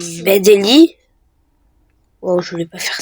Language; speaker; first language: French; native; French